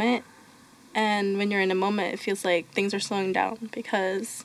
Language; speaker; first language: English; native; English